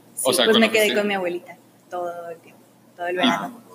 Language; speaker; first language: Spanish; native; Spanish